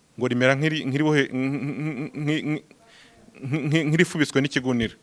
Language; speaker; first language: Kinyarwanda; native; Kinyarwanda